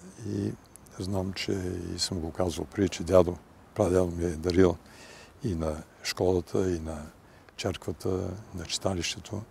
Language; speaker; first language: Bulgarian; early bilingual, heritage; Bulgarian